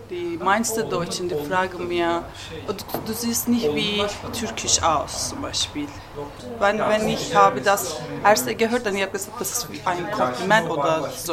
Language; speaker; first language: German; non-native, learner; Turkish